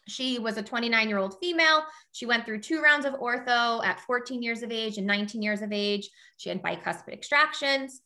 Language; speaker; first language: English; native; English